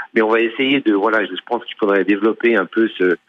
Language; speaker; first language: French; native; French